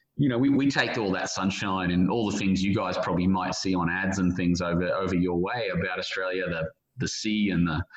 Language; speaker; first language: English; native; English